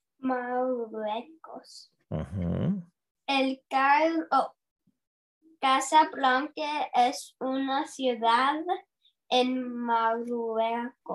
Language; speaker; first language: Spanish; non-native, learner; English